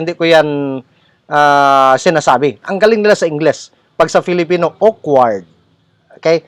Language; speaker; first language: Filipino; non-native, local second language; Cebuano